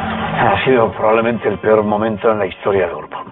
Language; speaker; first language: Spanish; native; Spanish